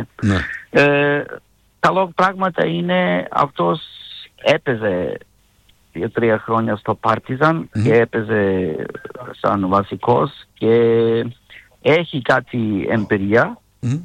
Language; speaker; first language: Greek; non-native, learner; Serbian